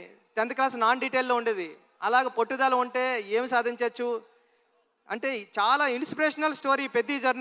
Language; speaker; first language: Telugu; native; Telugu